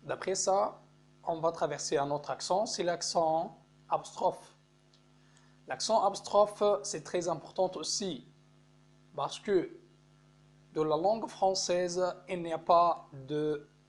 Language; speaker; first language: French; non-native, fluent; Arabic